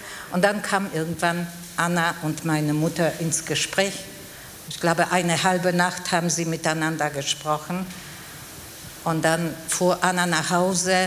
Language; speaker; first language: German; non-native, fluent; Polish